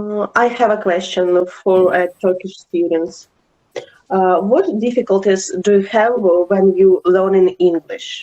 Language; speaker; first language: English; non-native, learner; Ukrainian